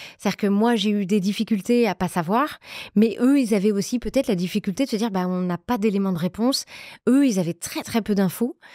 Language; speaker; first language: French; native; French